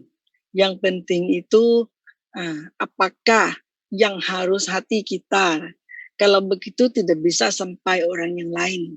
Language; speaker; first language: Indonesian; non-native, fluent; Thai